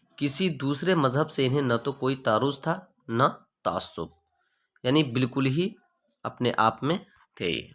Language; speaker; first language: Urdu; native; Urdu